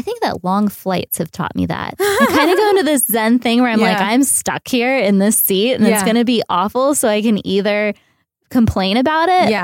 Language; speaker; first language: English; native; English